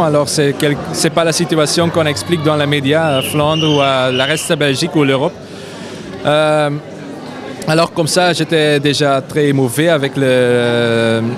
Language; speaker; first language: French; non-native, local second language; Dutch